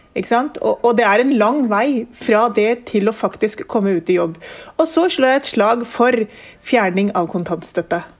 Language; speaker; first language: Norwegian; early bilingual, other home language; Urdu